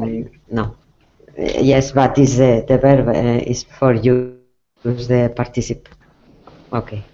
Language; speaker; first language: English; non-native, learner; Spanish